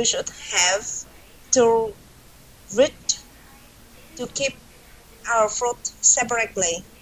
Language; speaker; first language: English; non-native, learner; Vietnamese